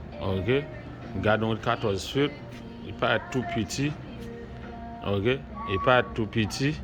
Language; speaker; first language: French; non-native, learner; Haitian Creole